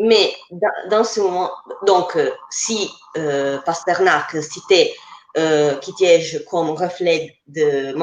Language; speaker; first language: French; non-native, fluent; Italian